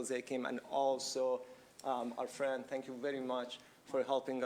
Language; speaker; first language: English; non-native, fluent; Persian